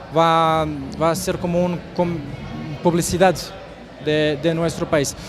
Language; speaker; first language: Spanish; non-native, learner; Croatian